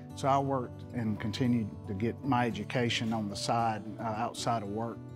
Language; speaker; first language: English; native; English